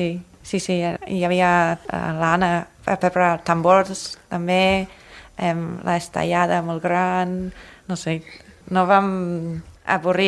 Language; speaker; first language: Catalan; non-native, learner; English